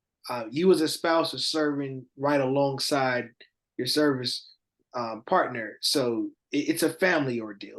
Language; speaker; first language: English; native; English